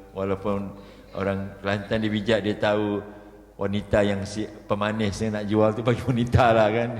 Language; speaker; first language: Malay; native; Malay